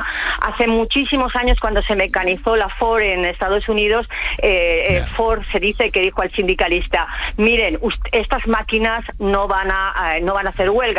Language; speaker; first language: Spanish; native; Spanish